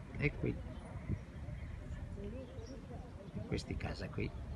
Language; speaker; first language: Italian; non-native, learner; Arabic